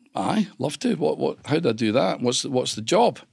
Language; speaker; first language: English; native; English